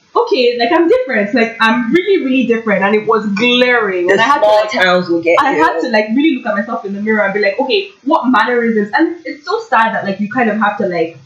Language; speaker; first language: English; non-native, local second language; Yoruba